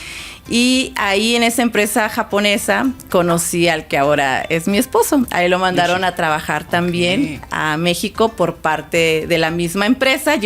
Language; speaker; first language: Spanish; native; Spanish